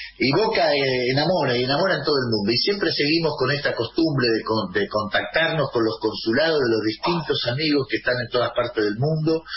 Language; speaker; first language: Spanish; native; Spanish